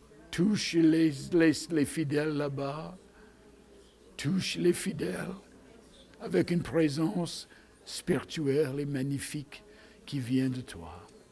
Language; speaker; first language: French; non-native, fluent; English